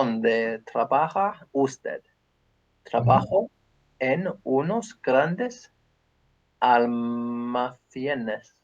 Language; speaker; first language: Spanish; non-native, learner; English